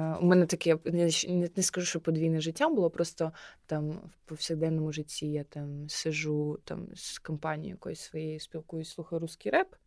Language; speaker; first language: Ukrainian; non-native, local second language; Russian